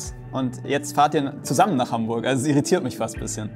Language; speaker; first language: German; native; German